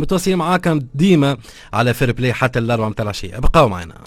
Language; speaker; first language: Arabic; native; Arabic